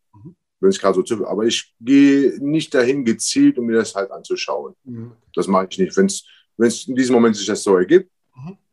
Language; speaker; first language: German; early bilingual, other home language; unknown